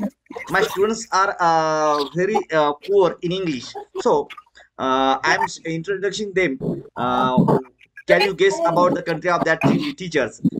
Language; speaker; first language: English; non-native, learner; Marathi